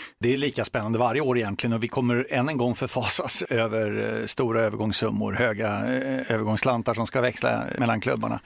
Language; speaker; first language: Swedish; native; Swedish